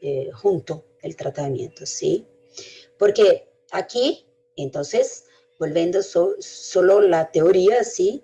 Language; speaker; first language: Spanish; non-native, fluent; Portuguese